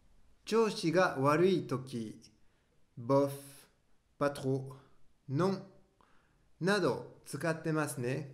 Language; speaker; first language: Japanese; non-native, fluent; French